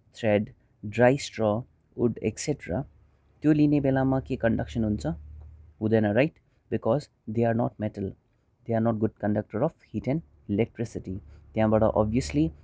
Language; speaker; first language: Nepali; non-native, local second language; Hindi